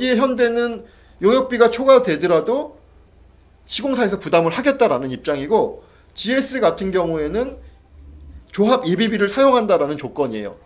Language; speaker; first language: Korean; native; Korean